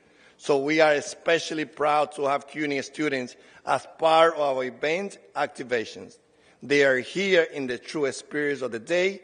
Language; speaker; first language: English; non-native, fluent; Spanish